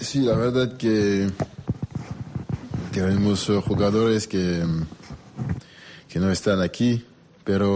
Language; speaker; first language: Spanish; non-native, learner; French